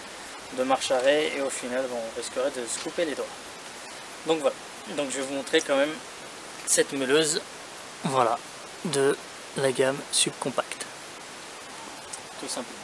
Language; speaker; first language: French; native; French